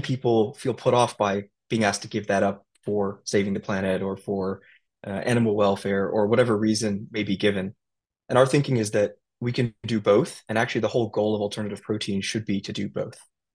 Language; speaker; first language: English; native; English